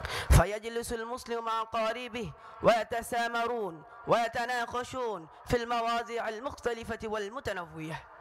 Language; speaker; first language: Arabic; non-native, learner; Bangla